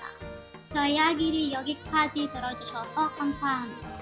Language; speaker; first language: Korean; non-native, fluent; Arabic